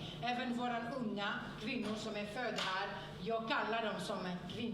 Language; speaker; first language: Swedish; non-native, fluent; French